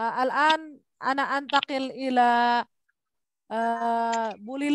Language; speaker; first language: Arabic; non-native, fluent; Indonesian